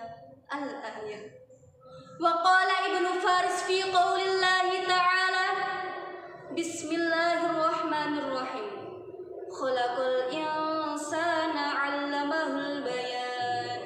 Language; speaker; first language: Arabic; non-native, fluent; Indonesian